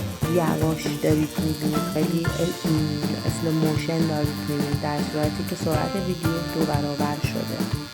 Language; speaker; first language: Persian; native; Persian